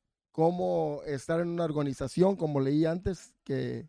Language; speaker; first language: Spanish; native; Spanish